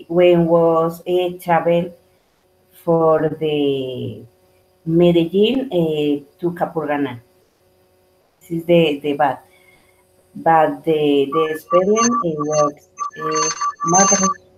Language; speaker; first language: English; non-native, learner; Spanish